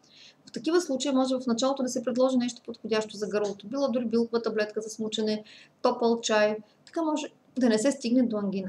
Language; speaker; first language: Bulgarian; native; Bulgarian